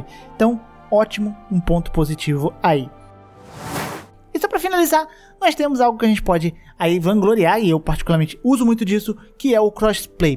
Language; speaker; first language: Portuguese; native; Portuguese